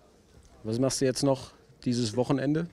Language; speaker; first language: German; native; German